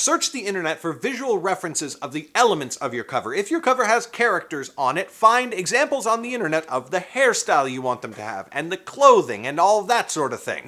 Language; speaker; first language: English; native; English